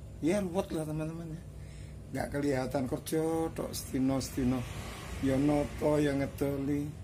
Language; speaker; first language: Indonesian; non-native, local second language; Javanese